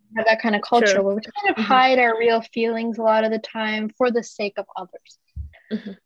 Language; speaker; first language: English; early bilingual, other home language; Japanese